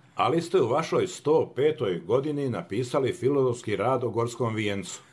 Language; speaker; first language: Serbian; native; Serbian